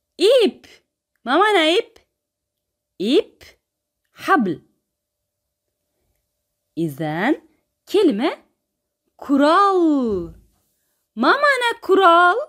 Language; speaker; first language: Arabic; non-native, fluent; Turkish